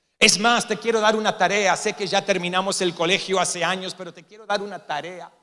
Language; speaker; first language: Spanish; non-native, fluent; English